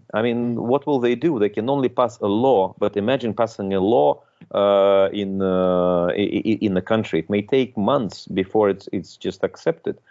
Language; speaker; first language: English; non-native, fluent; Russian